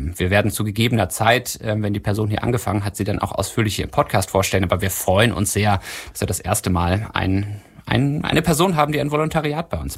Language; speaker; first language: German; native; German